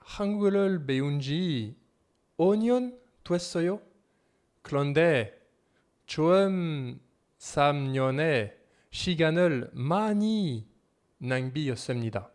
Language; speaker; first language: Korean; non-native, learner; French